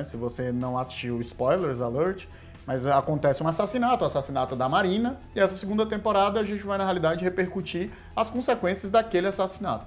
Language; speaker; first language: Portuguese; native; Portuguese